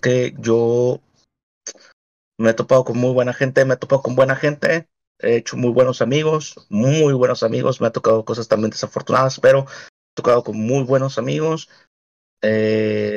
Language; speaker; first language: Spanish; native; Spanish